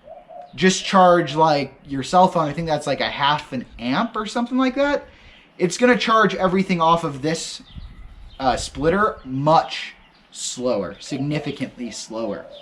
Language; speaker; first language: English; native; English